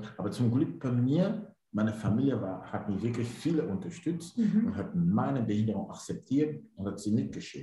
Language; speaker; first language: German; non-native, learner; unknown